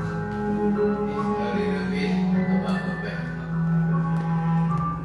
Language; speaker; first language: English; non-native, fluent; Indonesian